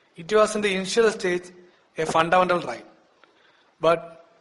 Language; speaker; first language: English; non-native, local second language; Malayalam